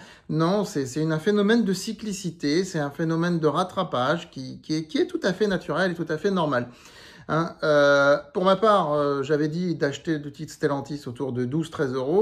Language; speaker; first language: French; native; French